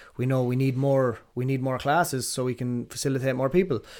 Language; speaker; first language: English; native; English